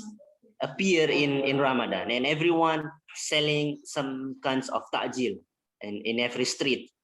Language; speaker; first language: English; non-native, fluent; Indonesian